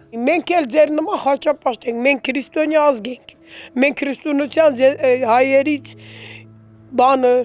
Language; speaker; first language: Armenian; non-native, local second language; Assyrian Neo-Aramaic